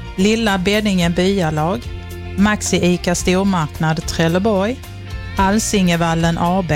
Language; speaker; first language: Swedish; native; Swedish